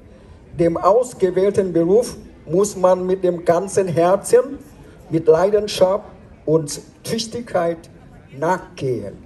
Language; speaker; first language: German; non-native, fluent; Vietnamese